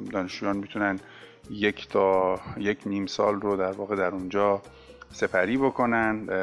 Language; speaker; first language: Persian; native; Persian